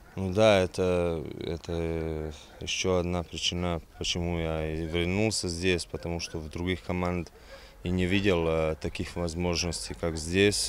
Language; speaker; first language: Russian; non-native, fluent; Serbian